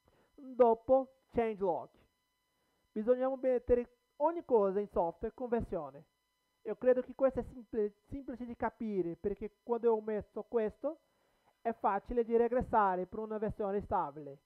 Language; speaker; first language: Italian; non-native, learner; Portuguese